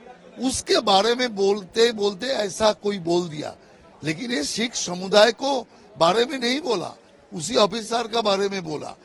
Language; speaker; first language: Hindi; non-native, local second language; Bangla